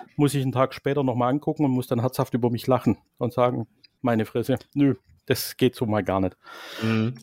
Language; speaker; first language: German; native; German